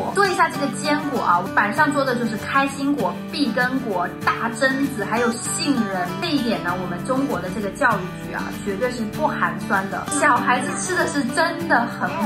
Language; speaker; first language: Chinese; native; Chinese